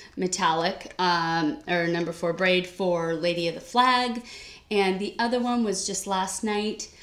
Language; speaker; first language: English; native; English